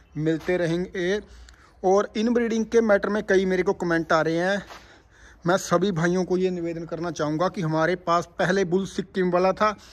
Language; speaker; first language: Hindi; non-native, local second language; Punjabi